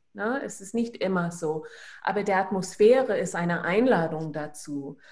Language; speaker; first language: German; non-native, fluent; English